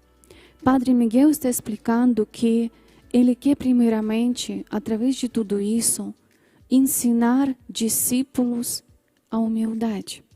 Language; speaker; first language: Portuguese; non-native, fluent; Polish